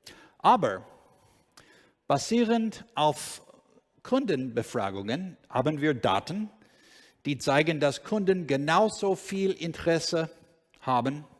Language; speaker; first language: German; non-native, learner; English